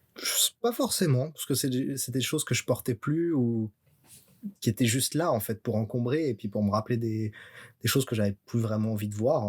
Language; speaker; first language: French; native; French